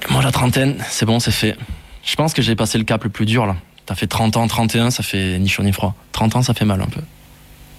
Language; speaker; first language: French; native; French